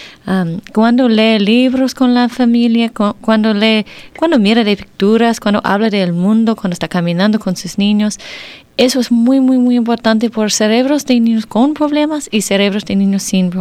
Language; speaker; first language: Spanish; non-native, learner; English